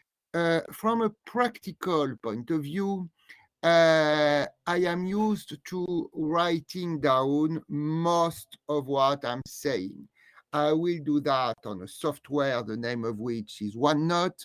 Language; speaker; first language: English; non-native, fluent; French